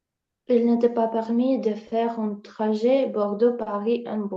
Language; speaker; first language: French; non-native, learner; Russian